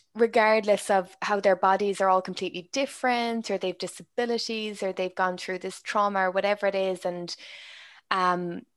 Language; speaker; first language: English; native; English